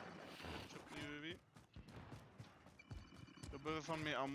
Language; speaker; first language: Swedish; native; Swedish